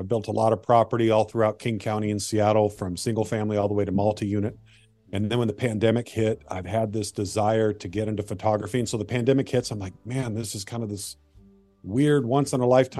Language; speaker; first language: English; native; English